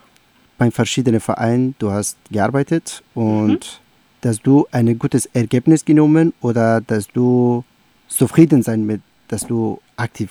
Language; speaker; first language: German; non-native, learner; Persian